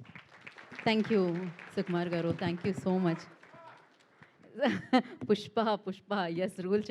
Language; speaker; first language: Telugu; native; Telugu